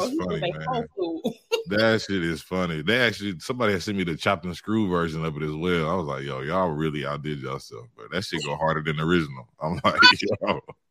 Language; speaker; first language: English; native; English